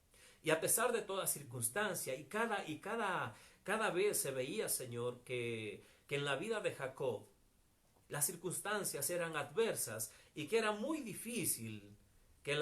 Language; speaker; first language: Spanish; native; Spanish